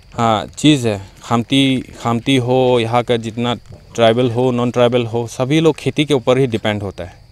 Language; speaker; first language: Hindi; non-native, local second language; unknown